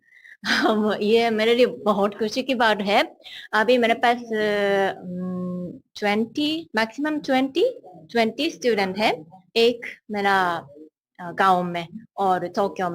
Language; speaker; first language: Hindi; non-native, learner; Japanese